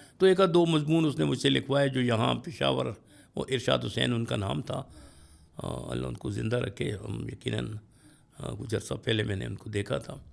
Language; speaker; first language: Urdu; non-native, local second language; Pashto